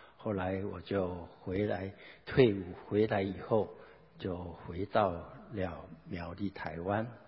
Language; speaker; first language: Chinese; non-native, local second language; Hakka Chinese